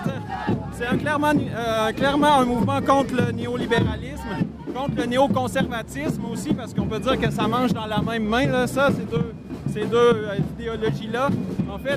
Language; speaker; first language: French; native; French